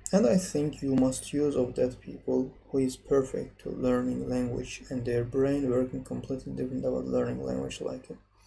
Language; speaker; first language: English; non-native, fluent; Azerbaijani